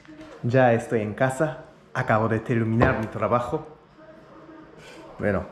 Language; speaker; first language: Spanish; non-native, learner; Japanese